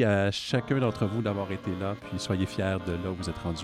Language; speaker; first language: French; native; French